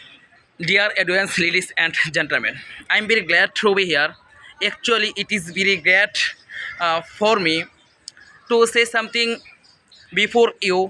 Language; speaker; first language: English; non-native, learner; Bangla